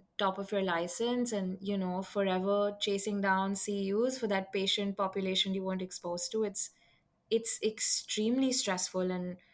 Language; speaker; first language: English; non-native, local second language; Hindi